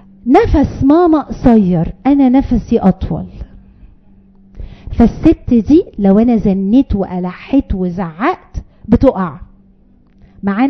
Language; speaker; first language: Arabic; native; Arabic